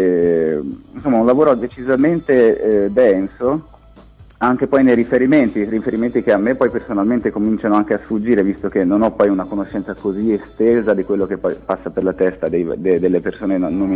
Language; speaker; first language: Italian; native; Italian